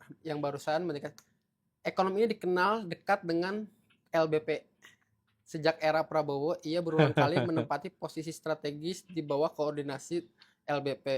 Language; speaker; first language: Indonesian; native; Indonesian